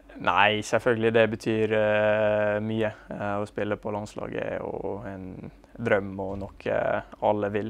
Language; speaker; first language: Norwegian; native; Norwegian